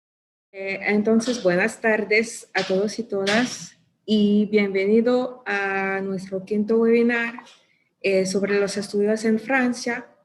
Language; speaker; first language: Spanish; non-native, fluent; French